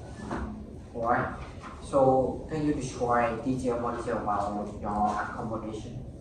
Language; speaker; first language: English; non-native, learner; Vietnamese